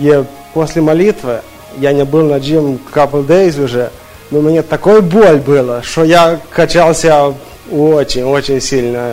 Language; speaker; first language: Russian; early bilingual, heritage; Russian